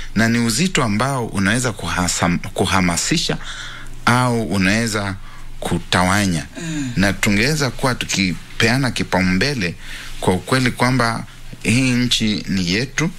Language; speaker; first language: Swahili; non-native, local second language; Luyia